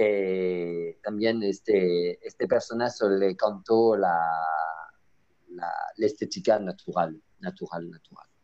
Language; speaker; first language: Spanish; non-native, learner; French